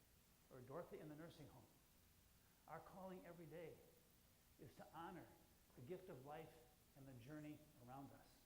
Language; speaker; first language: English; native; English